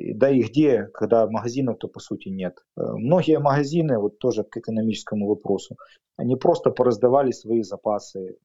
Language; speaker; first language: Russian; native; Russian